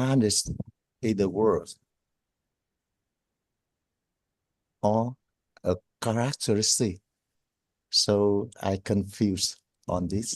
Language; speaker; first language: English; non-native, learner; Vietnamese